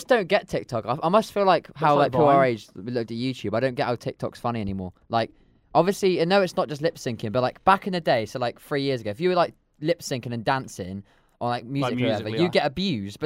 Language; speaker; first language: English; native; English